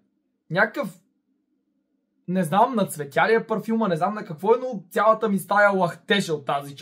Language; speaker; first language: Bulgarian; native; Bulgarian